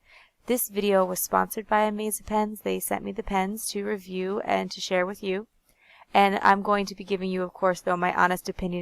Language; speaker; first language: English; native; English